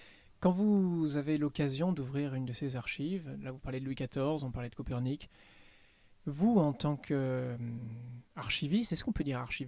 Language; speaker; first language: French; native; French